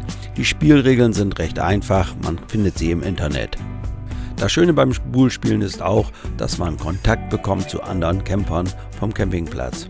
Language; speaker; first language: German; native; German